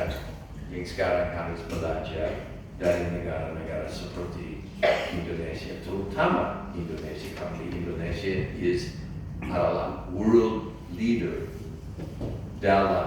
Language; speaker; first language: Indonesian; non-native, fluent; English